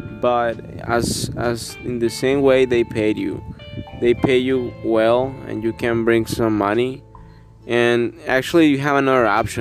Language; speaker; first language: English; non-native, learner; Spanish